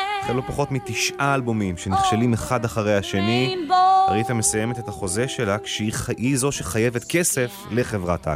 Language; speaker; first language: Hebrew; native; Hebrew